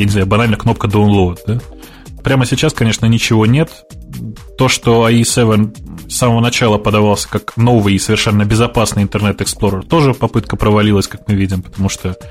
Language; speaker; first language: Russian; native; Russian